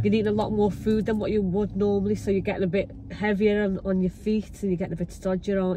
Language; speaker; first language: English; native; English